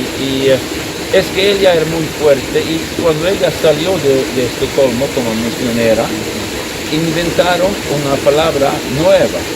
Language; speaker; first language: Spanish; non-native, fluent; Swedish